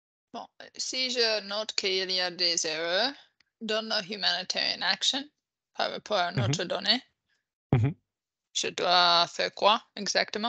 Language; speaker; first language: French; non-native, fluent; English